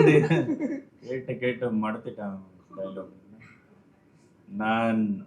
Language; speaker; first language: Tamil; non-native, local second language; Malayalam